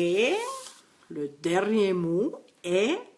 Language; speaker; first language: French; non-native, local second language; Dutch